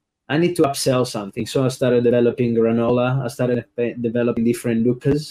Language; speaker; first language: English; non-native, fluent; Italian